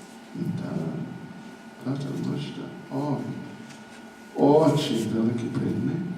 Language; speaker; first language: Russian; non-native, learner; English